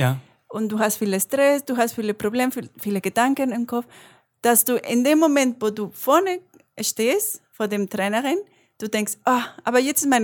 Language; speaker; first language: German; non-native, learner; Spanish